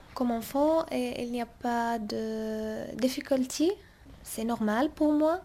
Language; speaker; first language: French; non-native, learner; Arabic